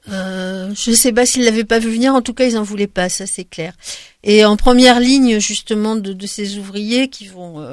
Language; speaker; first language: French; native; French